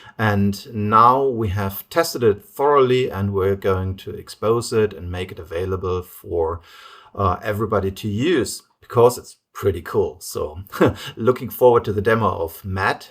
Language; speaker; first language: English; non-native, fluent; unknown